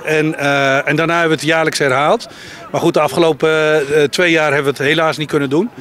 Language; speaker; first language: Dutch; native; Dutch